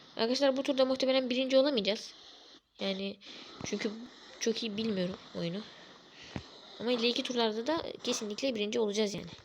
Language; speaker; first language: Turkish; native; Turkish